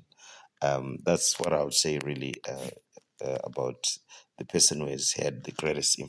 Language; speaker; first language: English; non-native, local second language; Shona